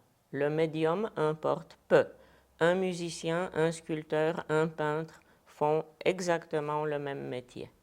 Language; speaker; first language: French; non-native, fluent; Polish